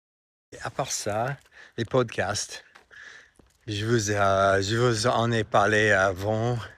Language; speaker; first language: French; non-native, fluent; English